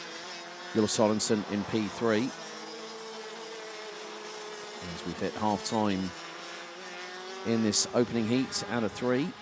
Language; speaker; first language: English; non-native, fluent; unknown